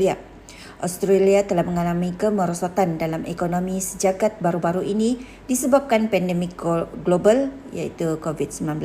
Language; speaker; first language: Malay; native; Malay